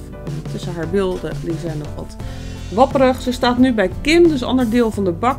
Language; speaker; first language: Dutch; native; Dutch